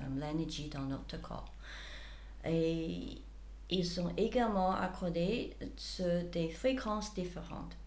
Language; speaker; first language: French; non-native, fluent; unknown